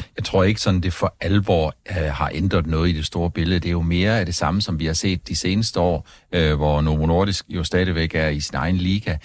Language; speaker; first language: Danish; native; Danish